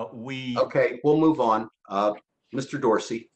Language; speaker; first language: English; native; English